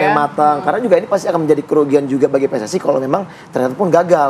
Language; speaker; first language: Indonesian; native; Indonesian